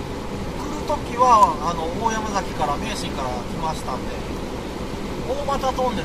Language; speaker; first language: Japanese; native; Japanese